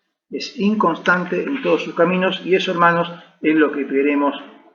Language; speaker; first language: Spanish; native; Spanish